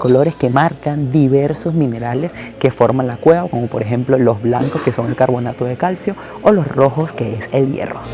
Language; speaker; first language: Spanish; native; Spanish